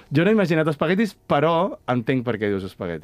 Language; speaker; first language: Catalan; native; Catalan